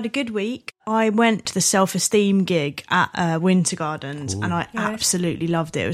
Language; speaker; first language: English; native; English